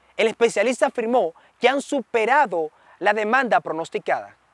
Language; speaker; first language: Spanish; native; Spanish